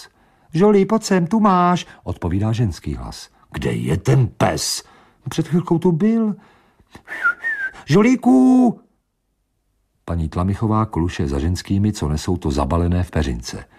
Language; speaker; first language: Czech; native; Czech